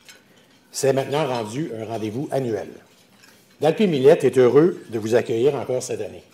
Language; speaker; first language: French; native; French